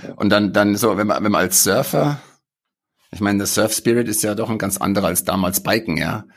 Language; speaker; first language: German; native; German